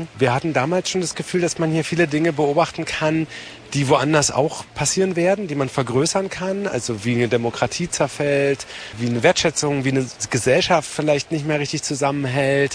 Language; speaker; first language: German; native; German